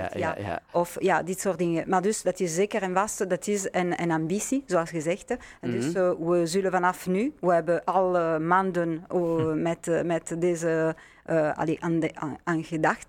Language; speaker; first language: Dutch; non-native, learner; French